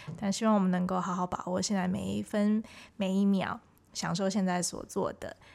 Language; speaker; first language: Chinese; early bilingual, heritage; Chinese